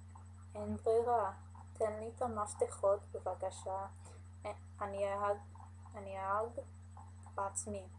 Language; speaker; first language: Hebrew; non-native, learner; English